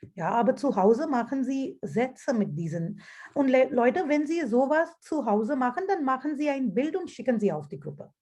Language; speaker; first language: German; non-native, fluent; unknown